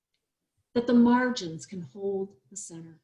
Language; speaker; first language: English; native; English